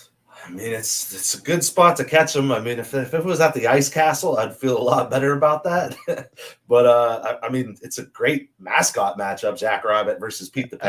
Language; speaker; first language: English; native; English